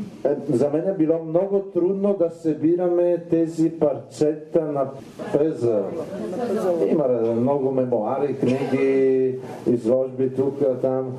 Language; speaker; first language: Bulgarian; non-native, fluent; Italian